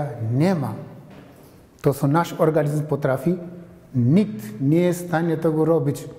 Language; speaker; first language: Polish; non-native, fluent; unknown